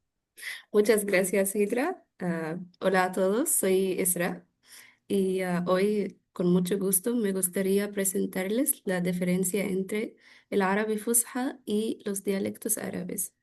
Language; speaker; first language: Spanish; non-native, fluent; Arabic